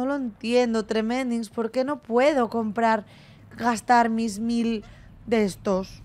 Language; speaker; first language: Spanish; native; Spanish